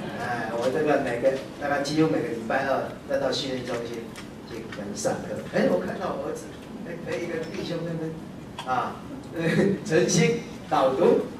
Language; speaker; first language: Chinese; native; Chinese